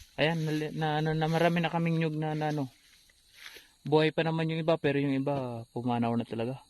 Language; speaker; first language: Filipino; non-native, local second language; Cebuano